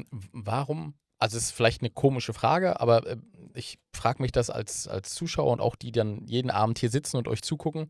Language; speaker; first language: German; native; German